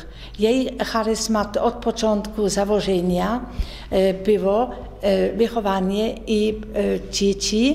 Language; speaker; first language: Polish; non-native, fluent; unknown